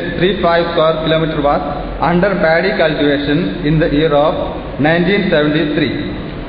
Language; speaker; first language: English; non-native, local second language; Malayalam